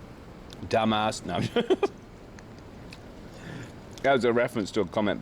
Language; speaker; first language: English; native; English